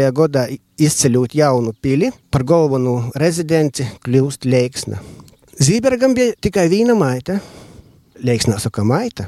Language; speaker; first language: Latvian; native; Latvian